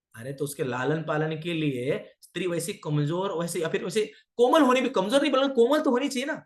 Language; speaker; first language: Hindi; non-native, local second language; Marathi